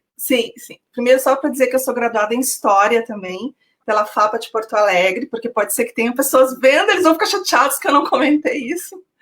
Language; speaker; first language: Portuguese; native; Portuguese